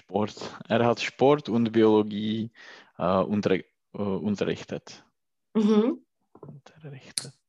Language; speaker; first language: German; non-native, learner; Czech